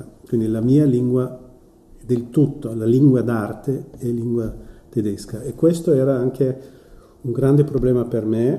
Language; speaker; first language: Italian; non-native, fluent; German